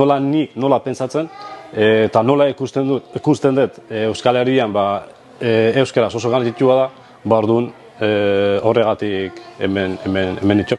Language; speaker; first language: Basque; non-native, learner; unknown